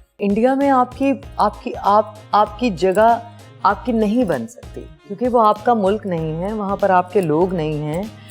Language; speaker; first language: Urdu; non-native, local second language; Punjabi